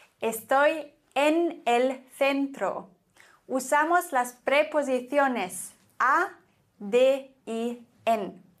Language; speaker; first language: Spanish; non-native, fluent; German